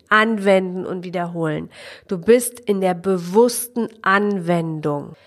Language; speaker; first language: German; early bilingual, other home language; Polish